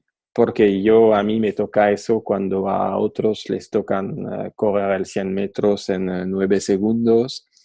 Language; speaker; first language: Spanish; non-native, fluent; French